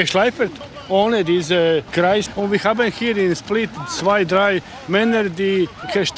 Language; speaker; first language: German; non-native, learner; Croatian